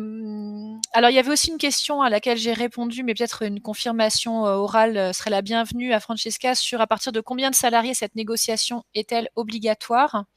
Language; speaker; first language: French; native; French